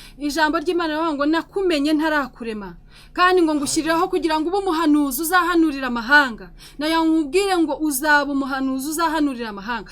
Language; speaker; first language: Kinyarwanda; native; Kinyarwanda